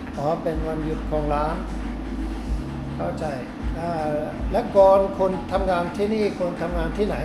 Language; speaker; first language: Thai; non-native, fluent; Norwegian